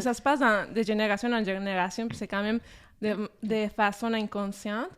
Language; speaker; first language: French; non-native, fluent; Spanish